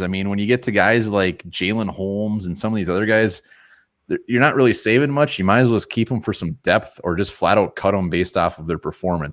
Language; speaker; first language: English; native; English